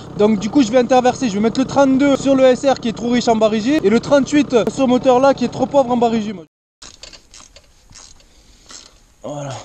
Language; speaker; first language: French; native; French